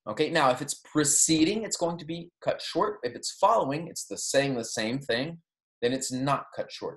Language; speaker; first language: English; native; English